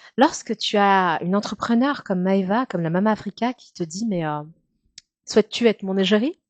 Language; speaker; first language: French; native; French